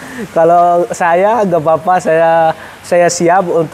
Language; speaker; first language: Indonesian; non-native, learner; Arabic